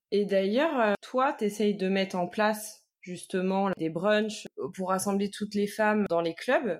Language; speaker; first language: French; native; French